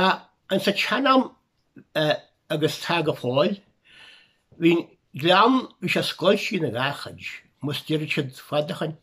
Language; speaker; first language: Irish; native; Irish